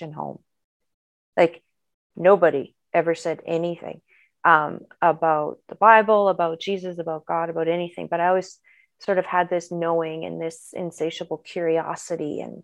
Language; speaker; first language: English; native; English